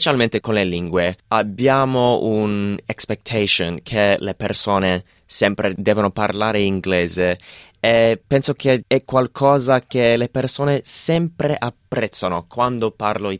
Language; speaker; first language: Italian; non-native, fluent; English